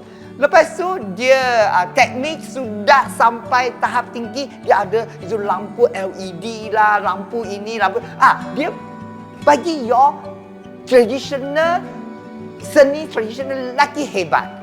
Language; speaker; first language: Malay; non-native, local second language; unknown